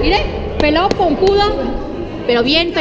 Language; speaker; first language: Spanish; native; Spanish